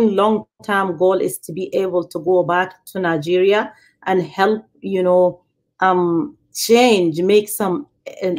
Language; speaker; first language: English; native; English